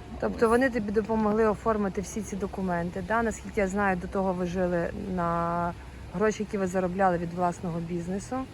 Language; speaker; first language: Ukrainian; native; Ukrainian